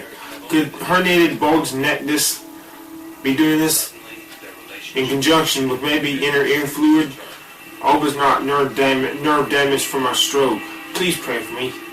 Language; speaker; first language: English; native; English